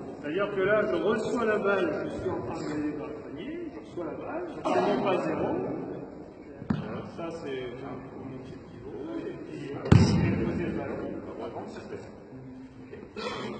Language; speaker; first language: French; native; French